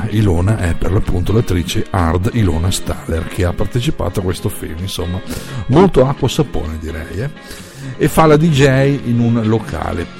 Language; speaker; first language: Italian; native; Italian